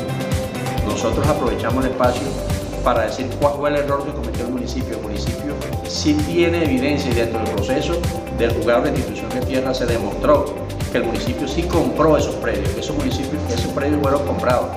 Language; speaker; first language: Spanish; native; Spanish